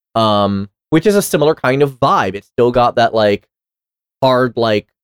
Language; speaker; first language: English; native; English